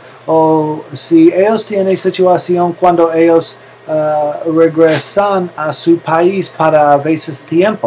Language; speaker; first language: Spanish; non-native, learner; English